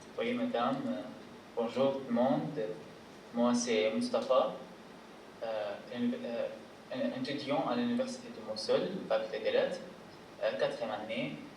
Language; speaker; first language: French; non-native, fluent; Arabic